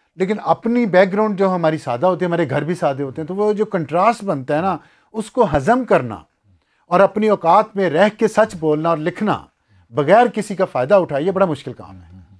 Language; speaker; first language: Urdu; non-native, local second language; Punjabi